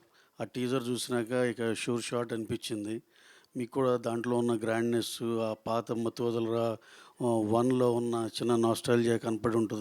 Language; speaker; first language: Telugu; native; Telugu